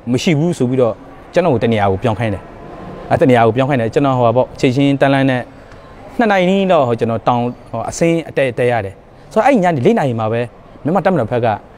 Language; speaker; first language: Burmese; non-native, local second language; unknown